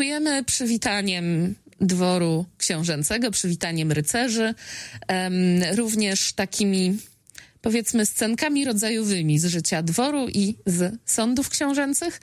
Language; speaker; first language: Polish; native; Polish